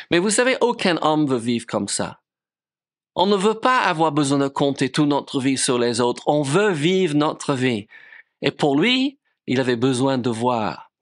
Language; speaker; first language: French; non-native, fluent; English